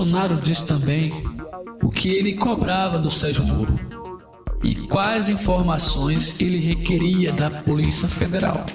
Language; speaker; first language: Portuguese; native; Portuguese